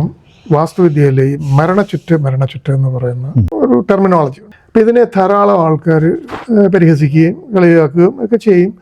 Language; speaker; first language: Malayalam; native; Malayalam